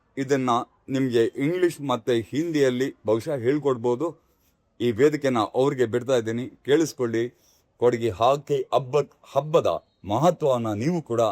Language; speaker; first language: Kannada; non-native, local second language; Kodava